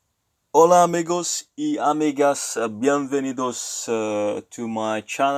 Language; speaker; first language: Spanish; non-native, learner; English